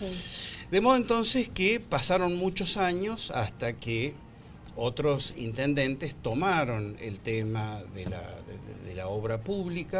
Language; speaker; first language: Spanish; native; Spanish